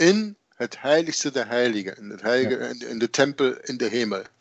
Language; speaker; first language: Dutch; native; Dutch